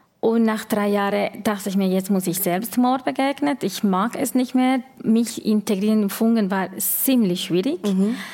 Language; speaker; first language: German; non-native, fluent; Spanish